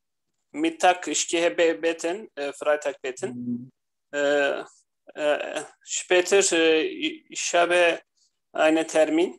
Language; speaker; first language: German; non-native, learner; Turkish